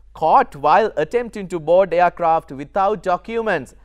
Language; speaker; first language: English; non-native, local second language; Sinhala